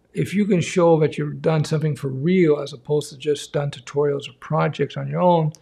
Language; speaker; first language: English; native; English